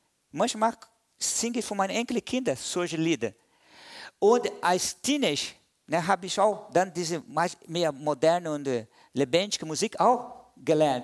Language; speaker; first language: German; non-native, fluent; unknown